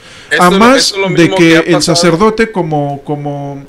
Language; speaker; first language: Spanish; native; Spanish